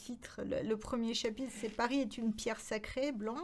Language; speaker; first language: French; native; French